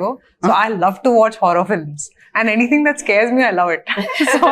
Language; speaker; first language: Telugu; non-native, local second language; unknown